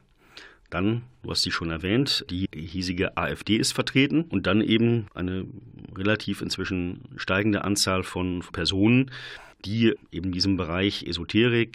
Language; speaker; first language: German; native; German